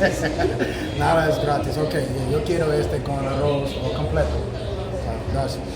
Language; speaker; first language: Spanish; non-native, learner; English